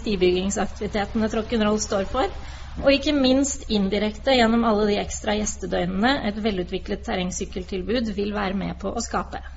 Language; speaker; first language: Norwegian; native; Norwegian